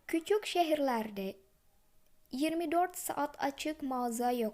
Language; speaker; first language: Turkish; non-native, fluent; Indonesian